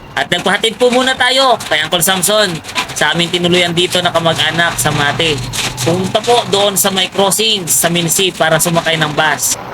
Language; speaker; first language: Filipino; native; Filipino